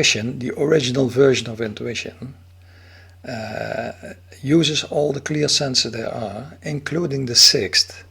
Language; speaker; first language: English; non-native, fluent; Dutch